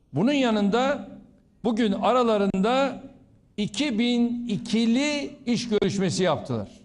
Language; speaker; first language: Turkish; native; Turkish